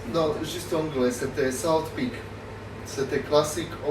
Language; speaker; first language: French; non-native, learner; Slovak